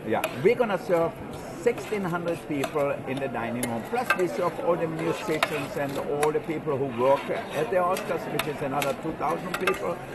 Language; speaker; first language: English; non-native, fluent; German